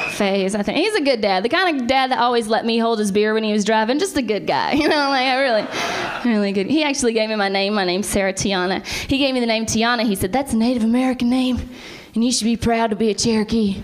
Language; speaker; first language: English; native; English